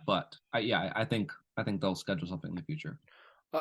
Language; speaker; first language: English; native; English